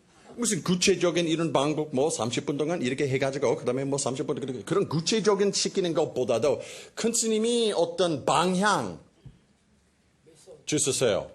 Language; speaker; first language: Korean; non-native, fluent; English